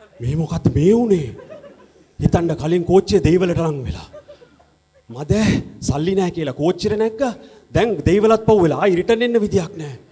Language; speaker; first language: Sinhala; non-native, local second language; Tamil